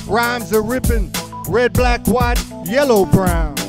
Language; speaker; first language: English; native; English